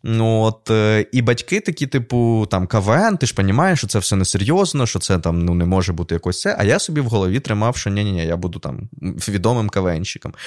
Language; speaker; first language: Ukrainian; non-native, local second language; Russian